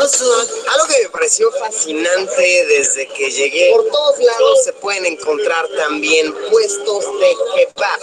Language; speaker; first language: Spanish; native; Spanish